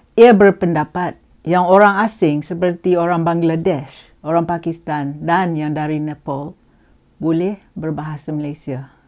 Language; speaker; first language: Malay; native; Malay